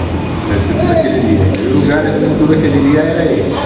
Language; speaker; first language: Portuguese; native; Portuguese